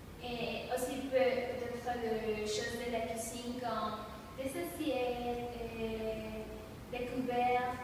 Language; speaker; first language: French; non-native, learner; Spanish